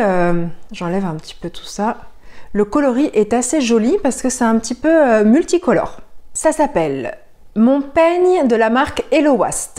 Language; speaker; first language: French; native; French